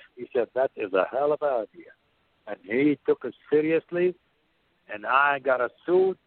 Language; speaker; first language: English; non-native, fluent; Arabic